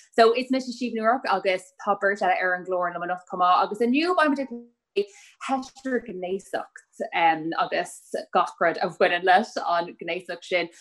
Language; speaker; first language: Irish; native; Irish